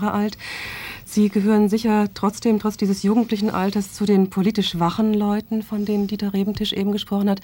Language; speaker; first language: German; native; German